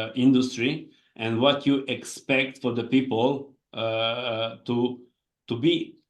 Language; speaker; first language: English; non-native, fluent; Hungarian